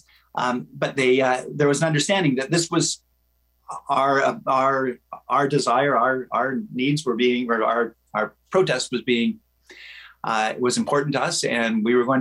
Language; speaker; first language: English; native; English